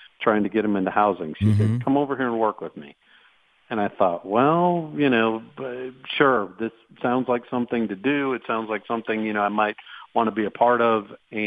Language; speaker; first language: English; native; English